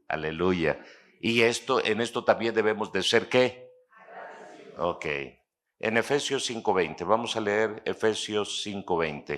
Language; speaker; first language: Spanish; native; Spanish